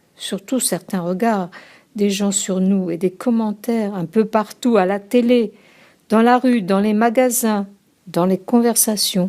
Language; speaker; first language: French; non-native, learner; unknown